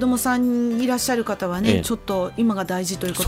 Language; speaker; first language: Japanese; native; Japanese